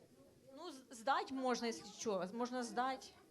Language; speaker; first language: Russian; early bilingual, heritage; Russian